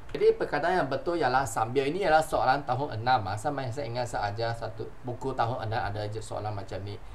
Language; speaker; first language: Malay; non-native, local second language; Chinese